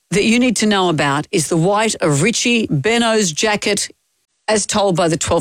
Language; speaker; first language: English; native; English